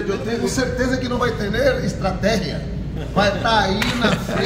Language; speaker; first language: Spanish; non-native, fluent; Portuguese